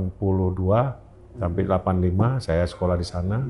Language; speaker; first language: Indonesian; native; Indonesian